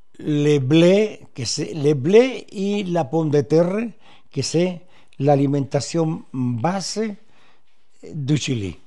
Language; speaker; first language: French; non-native, fluent; Spanish